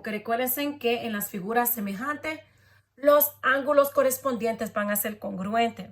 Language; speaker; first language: Spanish; early bilingual, heritage; Spanish